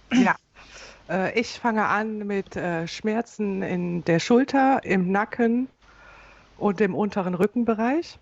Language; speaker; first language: German; native; German